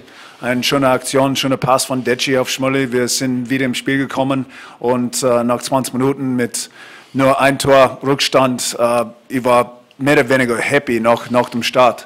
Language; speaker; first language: German; non-native, fluent; English